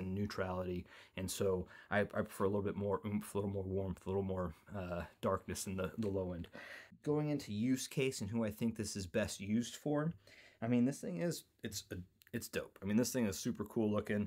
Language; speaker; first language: English; native; English